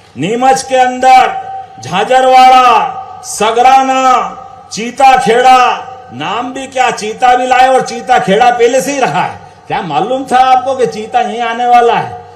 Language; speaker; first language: Hindi; native; Hindi